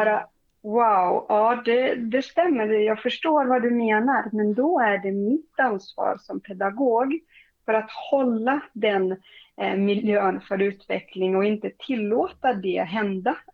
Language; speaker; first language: Swedish; non-native, fluent; Portuguese